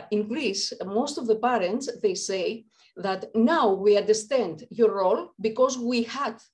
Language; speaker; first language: English; non-native, fluent; Greek